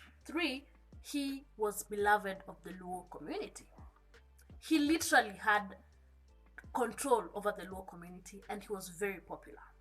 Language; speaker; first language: English; non-native, local second language; Kikuyu